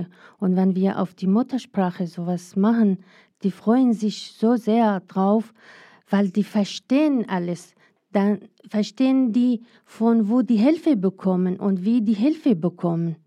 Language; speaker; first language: German; non-native, fluent; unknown